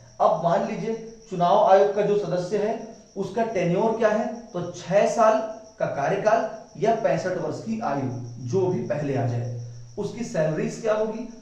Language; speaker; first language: Hindi; native; Hindi